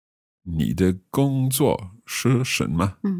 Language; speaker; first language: Chinese; non-native, learner; English